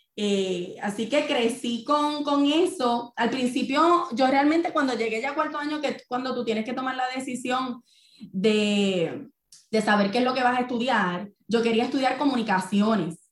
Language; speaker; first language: Spanish; native; Spanish